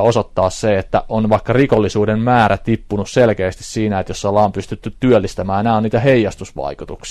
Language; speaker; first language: Finnish; native; Finnish